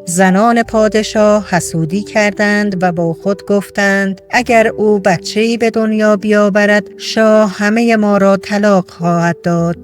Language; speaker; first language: Persian; native; Persian